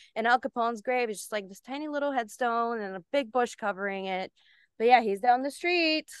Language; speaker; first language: English; early bilingual, other home language; Bulgarian